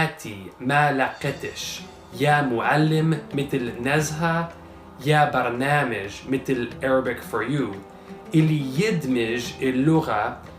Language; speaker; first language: Arabic; non-native, fluent; English